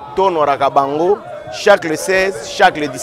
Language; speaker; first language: French; non-native, local second language; Lingala